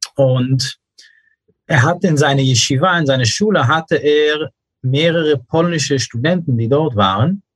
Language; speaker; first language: German; non-native, fluent; English